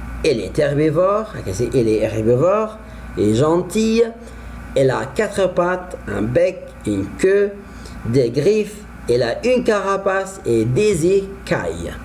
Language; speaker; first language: French; non-native, fluent; Arabic